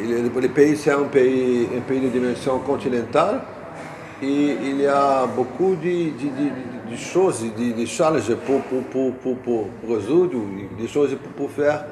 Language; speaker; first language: French; non-native, fluent; Portuguese